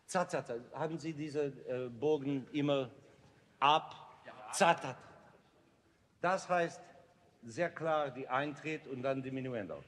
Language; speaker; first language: German; non-native, learner; English